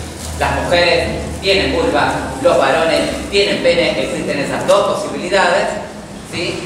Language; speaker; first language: Spanish; native; Spanish